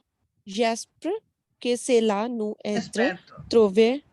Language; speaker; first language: French; non-native, learner; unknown